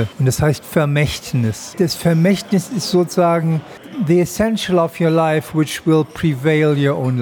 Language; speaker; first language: German; native; German